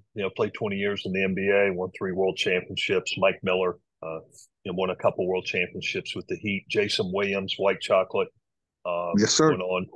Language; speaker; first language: English; native; English